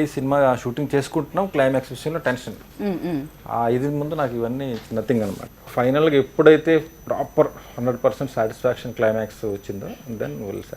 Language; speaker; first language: Telugu; native; Telugu